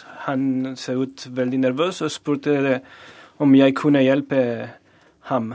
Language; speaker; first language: Norwegian; non-native, learner; Spanish